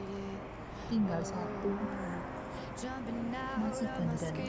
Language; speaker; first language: Indonesian; non-native, local second language; Javanese